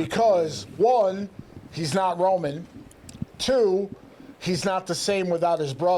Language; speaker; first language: English; native; English